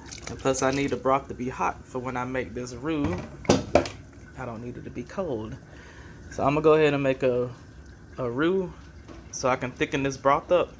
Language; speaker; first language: English; native; English